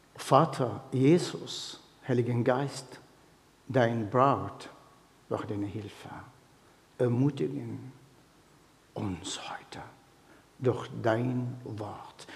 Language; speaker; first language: German; non-native, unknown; Arabic